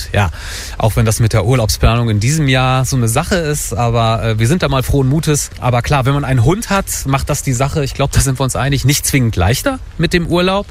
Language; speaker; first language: German; native; German